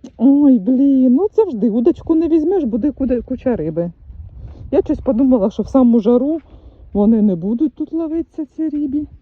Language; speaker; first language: Ukrainian; non-native, local second language; Russian